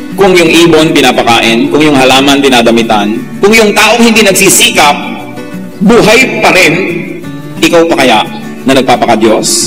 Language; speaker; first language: Filipino; native; Filipino